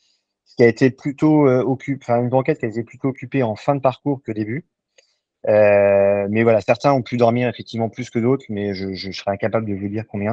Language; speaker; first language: French; native; French